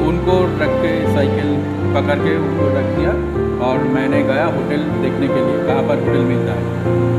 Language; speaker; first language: Hindi; non-native, local second language; Bangla